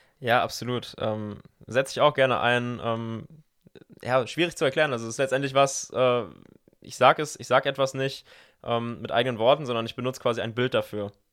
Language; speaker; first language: German; native; German